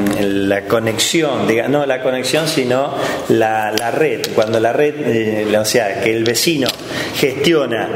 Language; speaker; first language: Spanish; native; Spanish